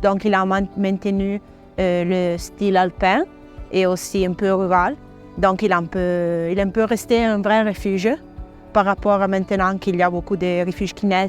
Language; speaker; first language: French; non-native, local second language; Italian